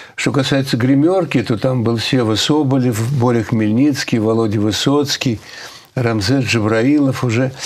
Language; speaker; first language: Russian; native; Russian